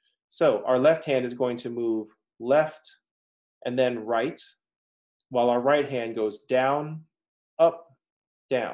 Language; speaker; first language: English; native; English